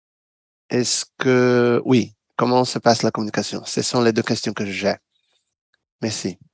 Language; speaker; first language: French; non-native, fluent; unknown